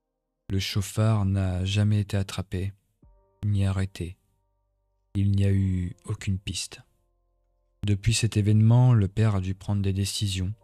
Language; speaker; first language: French; native; French